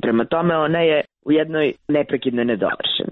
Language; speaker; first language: Croatian; native; Croatian